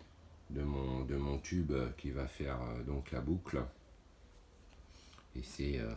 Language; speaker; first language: French; native; French